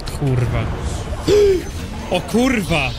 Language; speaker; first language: Polish; native; Polish